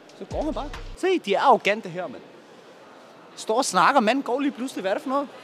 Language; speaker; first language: Danish; early bilingual, other home language; Turkish